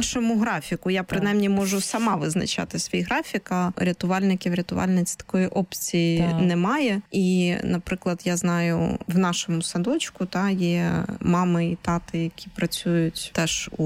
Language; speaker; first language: Ukrainian; native; Ukrainian